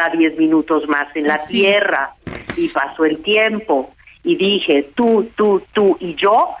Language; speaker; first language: Spanish; native; Spanish